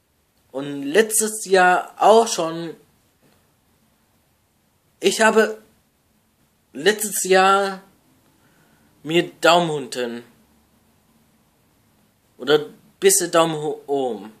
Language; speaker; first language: German; non-native, learner; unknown